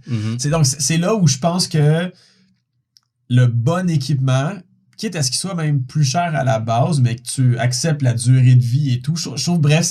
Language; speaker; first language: French; native; French